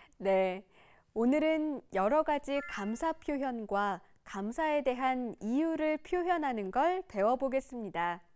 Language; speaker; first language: Korean; native; Korean